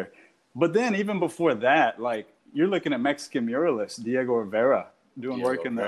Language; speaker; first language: English; native; English